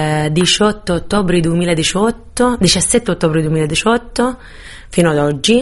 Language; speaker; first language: Italian; non-native, fluent; Arabic